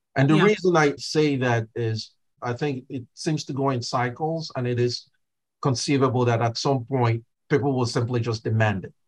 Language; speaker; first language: English; non-native, local second language; Igbo